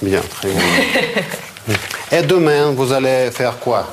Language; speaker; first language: French; non-native, fluent; Russian